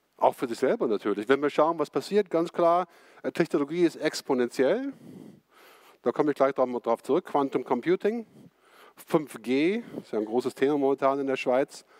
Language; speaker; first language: German; native; German